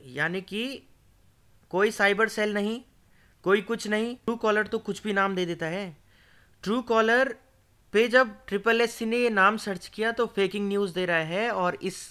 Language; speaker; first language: Hindi; native; Hindi